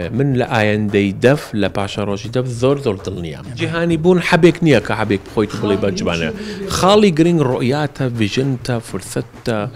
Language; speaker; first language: Central Kurdish; early bilingual, heritage; Central Kurdish